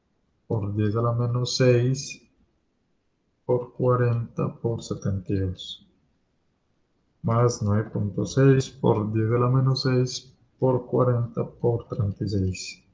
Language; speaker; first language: Spanish; native; Spanish